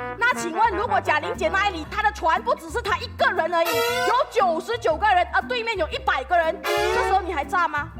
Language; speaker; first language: Chinese; native; Chinese